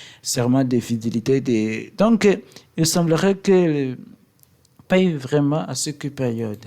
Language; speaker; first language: French; non-native, learner; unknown